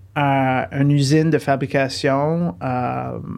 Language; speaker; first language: French; early bilingual, heritage; French